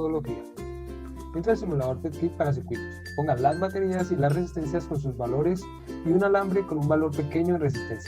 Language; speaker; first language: Spanish; native; Spanish